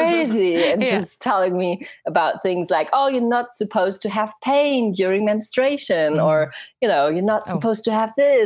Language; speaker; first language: English; non-native, fluent; German